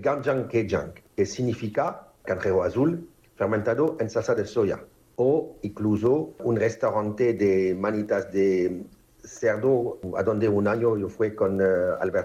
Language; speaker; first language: Spanish; non-native, fluent; Korean